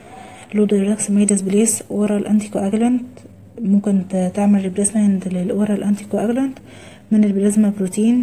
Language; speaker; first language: Arabic; native; Arabic